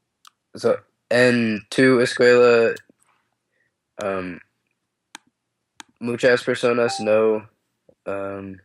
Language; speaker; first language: Spanish; non-native, learner; English